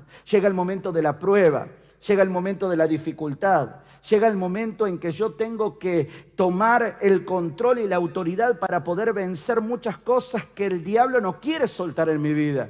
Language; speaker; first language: Spanish; native; Spanish